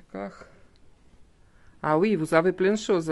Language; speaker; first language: French; non-native, learner; Russian